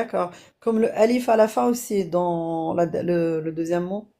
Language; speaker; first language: French; native; French